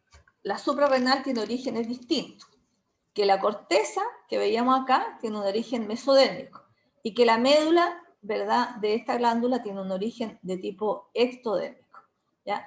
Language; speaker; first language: Spanish; native; Spanish